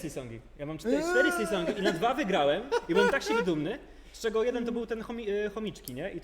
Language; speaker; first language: Polish; native; Polish